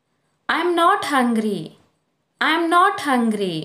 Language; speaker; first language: English; non-native, local second language; Kannada